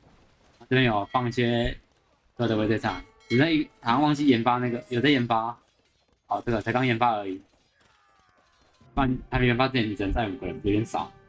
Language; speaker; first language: Chinese; native; Chinese